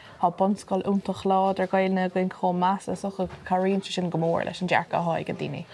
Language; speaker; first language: Irish; non-native, local second language; English